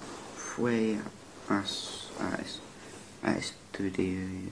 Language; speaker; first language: Spanish; non-native, learner; English